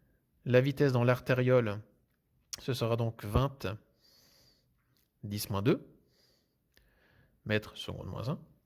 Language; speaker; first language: French; native; French